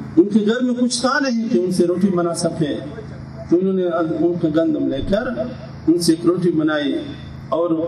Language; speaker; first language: Urdu; non-native, local second language; Pashto